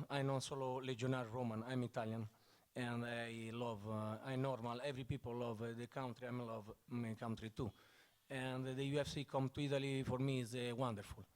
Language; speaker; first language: English; non-native, learner; Italian